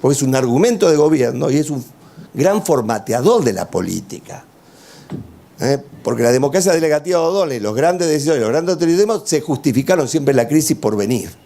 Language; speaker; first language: Spanish; native; Spanish